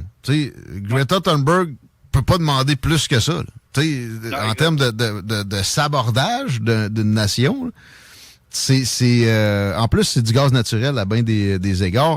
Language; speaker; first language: French; native; French